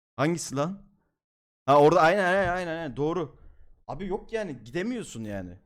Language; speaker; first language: Turkish; native; Turkish